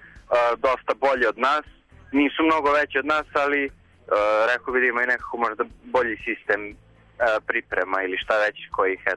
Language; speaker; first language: Serbian; native; Serbian